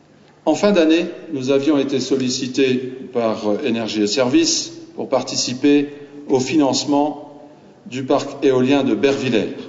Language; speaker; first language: French; native; French